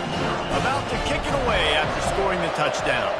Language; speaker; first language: English; native; English